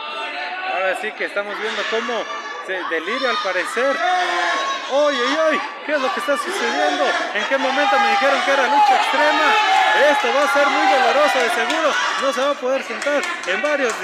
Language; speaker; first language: Spanish; native; Spanish